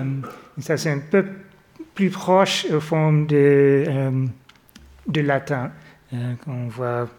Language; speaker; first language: French; non-native, fluent; English